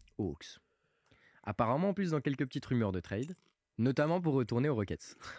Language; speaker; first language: French; early bilingual, other home language; Portuguese